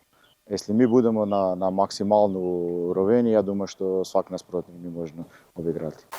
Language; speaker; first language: Russian; non-native, learner; Macedonian